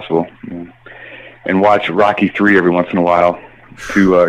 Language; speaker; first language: English; native; English